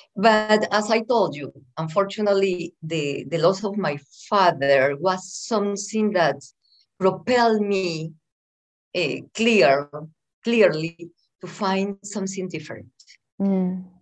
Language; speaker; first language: English; non-native, fluent; Spanish